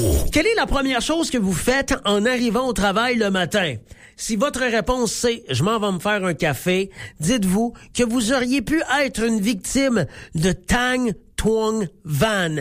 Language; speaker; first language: French; native; French